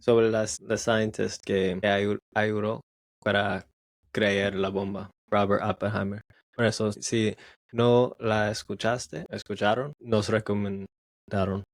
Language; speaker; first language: Spanish; non-native, learner; English